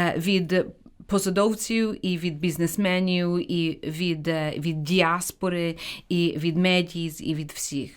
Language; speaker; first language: Ukrainian; early bilingual, heritage; Ukrainian